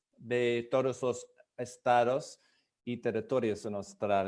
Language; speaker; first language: Spanish; non-native, fluent; English